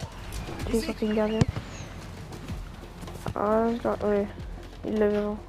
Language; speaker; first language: French; native; French